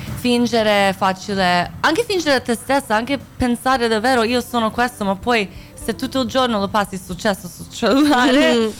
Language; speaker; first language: Italian; non-native, fluent; Croatian